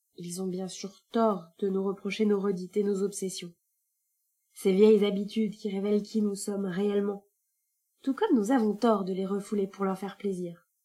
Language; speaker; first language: French; native; French